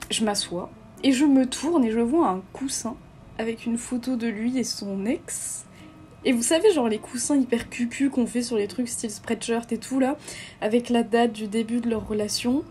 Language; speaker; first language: French; native; French